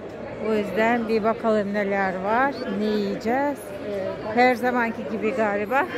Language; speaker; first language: Turkish; non-native, learner; Russian